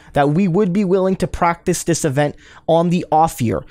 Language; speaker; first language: English; native; English